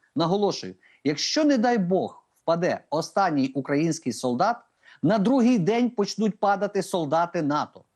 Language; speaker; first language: Ukrainian; native; Ukrainian